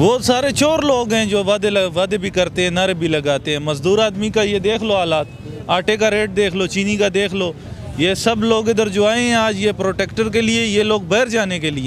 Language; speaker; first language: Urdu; non-native, local second language; Pashto